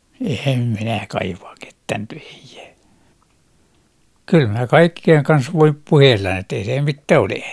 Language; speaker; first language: Finnish; non-native, local second language; Swedish